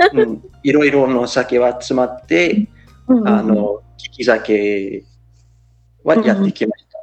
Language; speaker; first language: Japanese; non-native, fluent; English